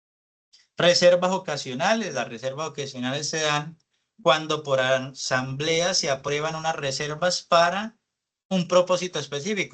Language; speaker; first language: Spanish; native; Spanish